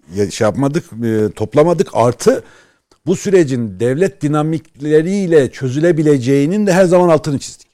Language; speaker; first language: Turkish; native; Turkish